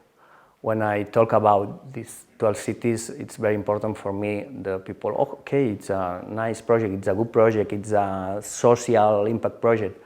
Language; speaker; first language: English; non-native, learner; Spanish